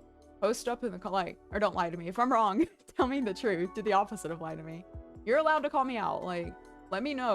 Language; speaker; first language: English; native; English